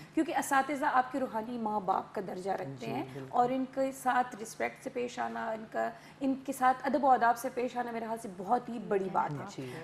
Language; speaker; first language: Urdu; non-native, local second language; Pashto